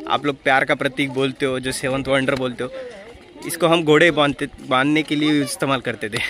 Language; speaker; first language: Hindi; non-native, local second language; Marathi